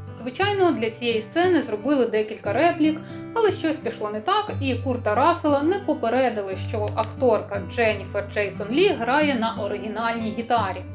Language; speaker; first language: Ukrainian; native; Ukrainian